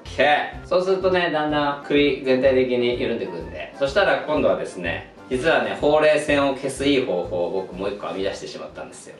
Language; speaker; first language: Japanese; native; Japanese